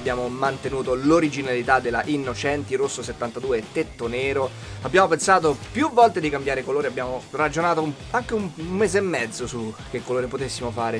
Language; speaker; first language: Italian; native; Italian